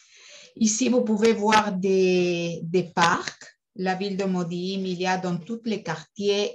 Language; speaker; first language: French; non-native, fluent; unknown